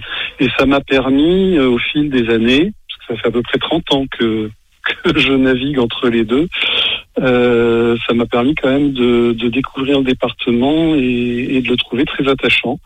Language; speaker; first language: French; native; French